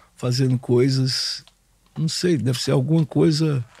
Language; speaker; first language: Portuguese; native; Portuguese